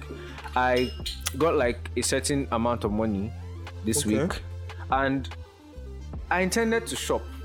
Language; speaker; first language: English; non-native, local second language; Yoruba